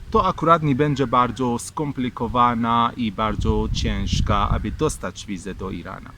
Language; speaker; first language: Polish; non-native, fluent; Persian